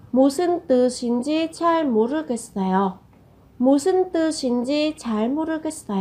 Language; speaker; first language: Korean; non-native, fluent; Vietnamese